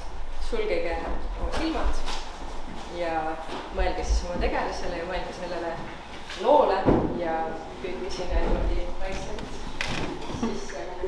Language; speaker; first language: Estonian; native; Estonian